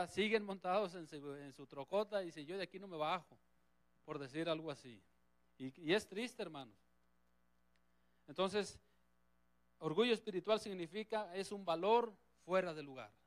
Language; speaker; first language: Spanish; native; Spanish